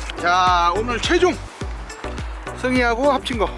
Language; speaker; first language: Korean; native; Korean